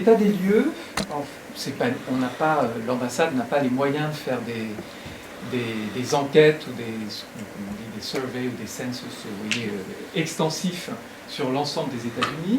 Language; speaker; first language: French; native; French